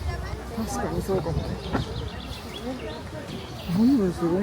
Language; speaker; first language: Japanese; native; Japanese